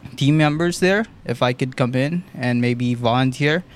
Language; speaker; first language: English; non-native, local second language; Filipino